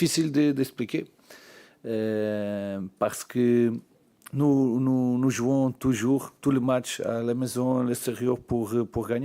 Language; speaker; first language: French; non-native, learner; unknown